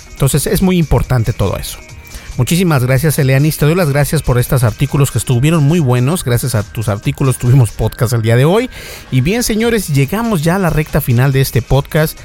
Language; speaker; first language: Spanish; native; Spanish